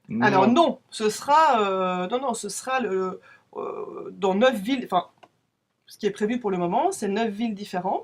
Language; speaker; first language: French; native; French